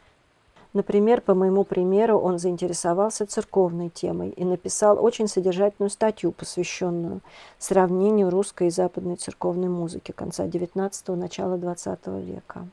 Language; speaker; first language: Russian; native; Russian